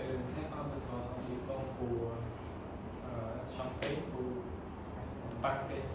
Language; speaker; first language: French; non-native, learner; Khmer